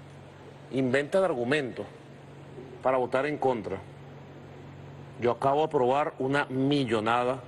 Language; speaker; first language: Spanish; native; Spanish